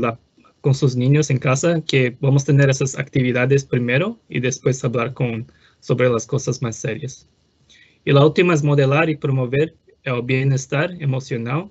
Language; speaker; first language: Spanish; non-native, fluent; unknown